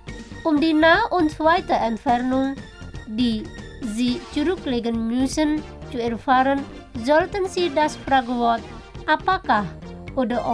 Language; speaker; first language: German; non-native, fluent; Indonesian